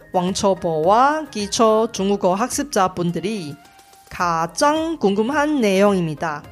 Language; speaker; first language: Korean; non-native, fluent; Chinese